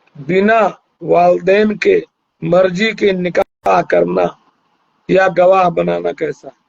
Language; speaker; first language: Urdu; native; Urdu